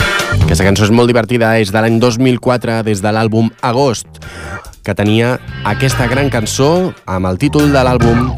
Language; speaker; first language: Catalan; native; Catalan